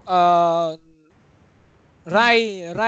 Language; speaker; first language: Japanese; non-native, learner; Vietnamese